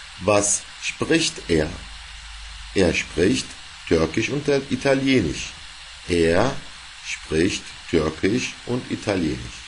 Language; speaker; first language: German; non-native, fluent; Turkish